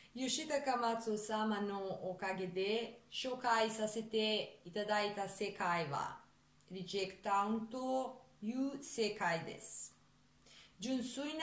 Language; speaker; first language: Japanese; non-native, learner; Serbian